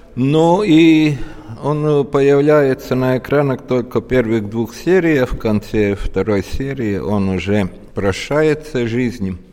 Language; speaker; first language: Russian; non-native, local second language; Latvian